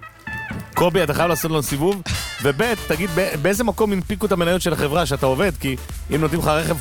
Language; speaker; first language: Hebrew; native; Hebrew